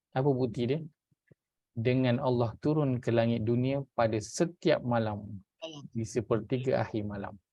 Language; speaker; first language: Malay; native; Malay